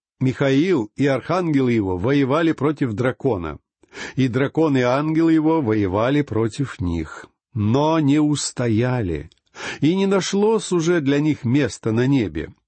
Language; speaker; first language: Russian; native; Russian